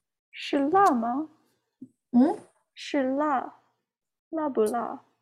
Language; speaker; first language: Chinese; non-native, learner; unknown